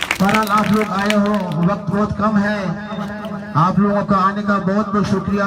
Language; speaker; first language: Urdu; non-native, local second language; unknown